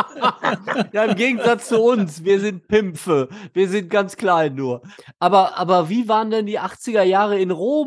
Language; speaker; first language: German; native; German